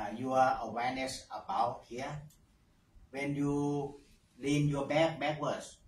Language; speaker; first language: English; non-native, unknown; Thai